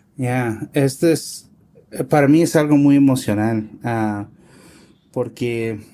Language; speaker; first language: Spanish; early bilingual, heritage; Spanish